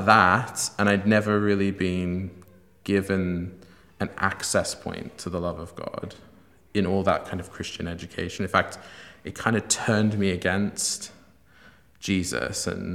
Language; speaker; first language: English; native; English